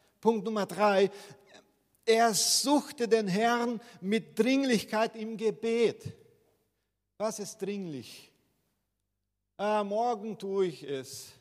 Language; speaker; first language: German; non-native, fluent; Portuguese